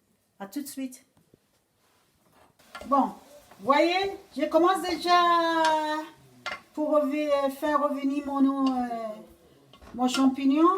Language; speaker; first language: French; non-native, fluent; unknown